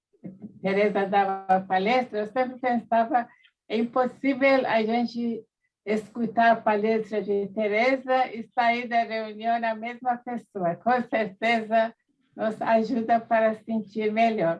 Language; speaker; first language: Portuguese; non-native, fluent; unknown